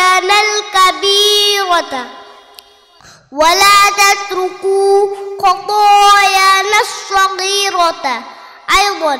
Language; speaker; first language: Arabic; non-native, learner; Bangla